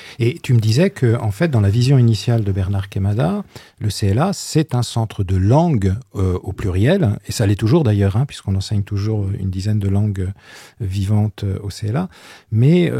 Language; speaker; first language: French; native; French